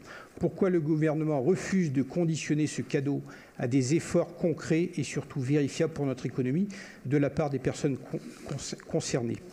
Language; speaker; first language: French; native; French